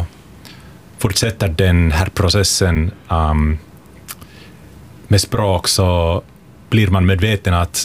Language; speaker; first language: Swedish; non-native, local second language; Finnish